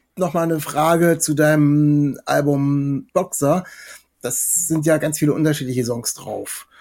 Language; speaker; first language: German; native; German